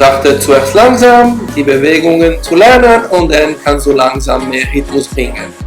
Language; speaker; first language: German; non-native, learner; French